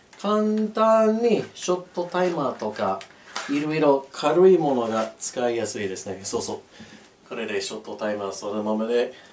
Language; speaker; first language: Japanese; non-native, learner; English